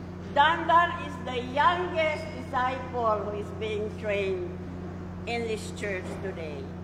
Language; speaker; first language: English; non-native, local second language; Chavacano